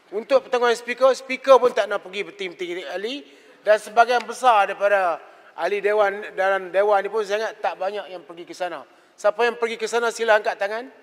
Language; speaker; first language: Malay; native; Malay